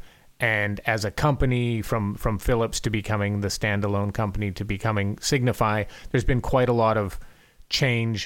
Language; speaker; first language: English; native; English